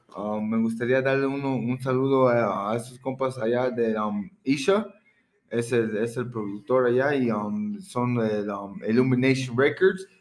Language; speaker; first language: Spanish; early bilingual, heritage; Spanish